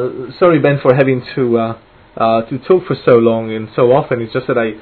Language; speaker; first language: English; non-native, fluent; Italian